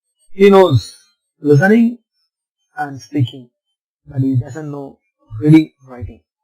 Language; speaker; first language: English; non-native, local second language; Tamil